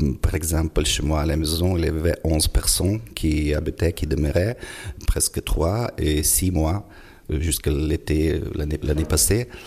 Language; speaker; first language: French; non-native, fluent; Ukrainian